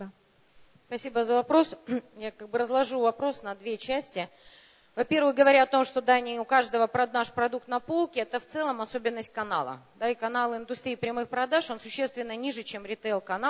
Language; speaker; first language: Russian; native; Russian